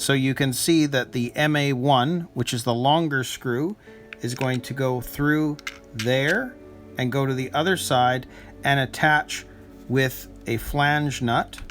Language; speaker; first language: English; native; English